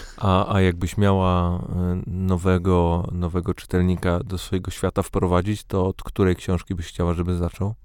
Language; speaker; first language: Polish; native; Polish